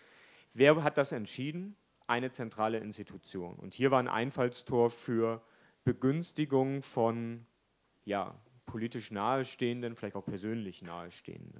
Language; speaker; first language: German; native; German